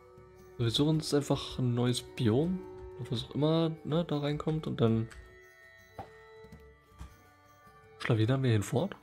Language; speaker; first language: German; native; German